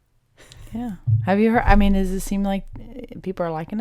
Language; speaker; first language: English; native; English